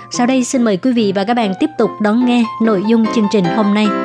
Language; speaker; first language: Vietnamese; native; Vietnamese